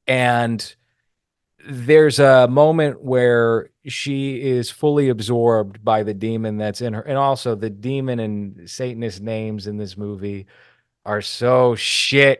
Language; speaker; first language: English; native; English